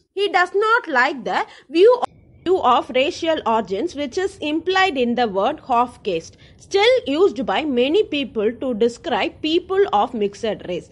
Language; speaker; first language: English; non-native, local second language; Tamil